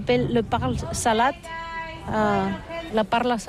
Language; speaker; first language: French; non-native, learner; Catalan